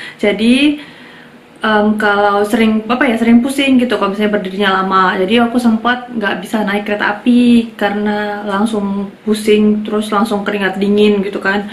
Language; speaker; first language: Indonesian; native; Indonesian